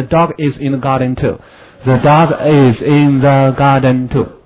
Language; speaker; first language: English; non-native, fluent; Chinese